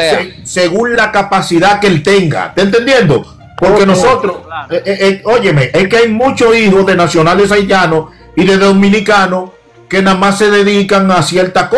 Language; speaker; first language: Spanish; native; Spanish